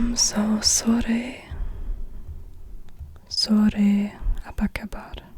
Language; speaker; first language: Indonesian; non-native, learner; German